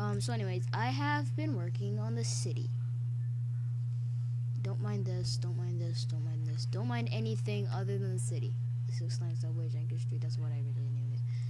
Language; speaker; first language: English; native; English